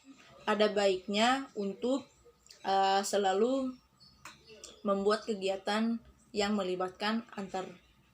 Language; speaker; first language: Indonesian; native; Indonesian